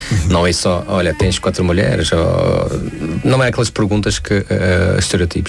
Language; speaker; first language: Portuguese; non-native, fluent; Tajik